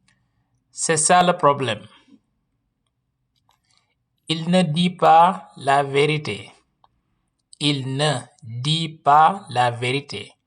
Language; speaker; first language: French; non-native, local second language; Wolof